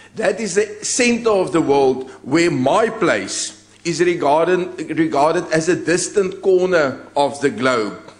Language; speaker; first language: English; non-native, local second language; Afrikaans